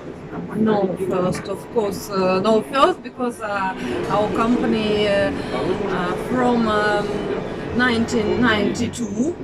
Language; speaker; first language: English; non-native, learner; Russian